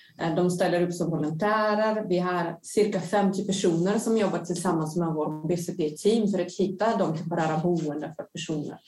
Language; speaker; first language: Swedish; non-native, fluent; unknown